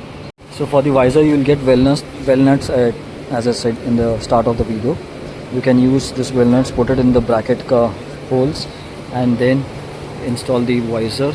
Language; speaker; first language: English; non-native, local second language; Hindi